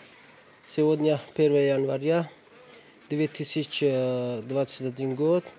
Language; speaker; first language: Russian; non-native, learner; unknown